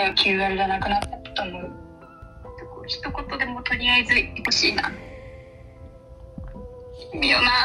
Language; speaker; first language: Japanese; native; Japanese